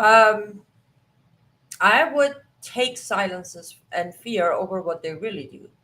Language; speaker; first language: English; non-native, fluent; Persian